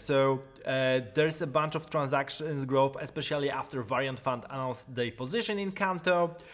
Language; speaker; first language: English; non-native, fluent; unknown